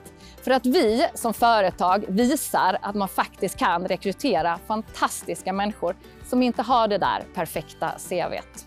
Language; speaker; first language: Swedish; native; Swedish